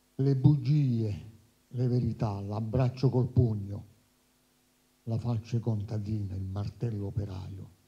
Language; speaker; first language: Italian; native; Italian